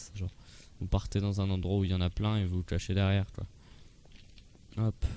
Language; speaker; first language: French; native; French